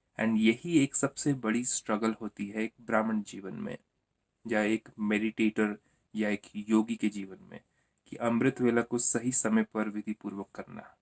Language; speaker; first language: Hindi; native; Hindi